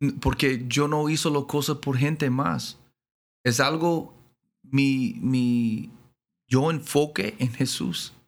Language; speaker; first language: Spanish; non-native, learner; English